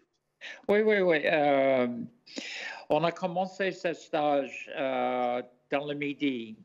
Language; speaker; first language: French; non-native, fluent; English